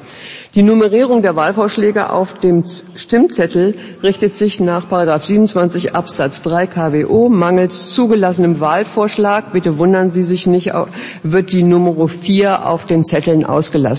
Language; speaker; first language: German; native; German